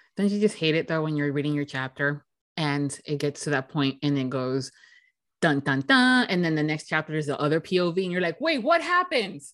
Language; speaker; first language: English; native; English